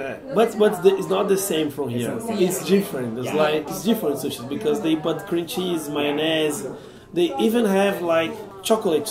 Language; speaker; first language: English; non-native, fluent; Portuguese